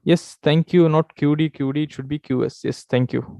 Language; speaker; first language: English; non-native, local second language; Tamil